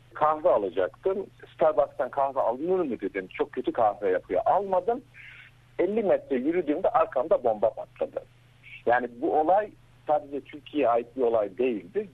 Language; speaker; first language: Turkish; native; Turkish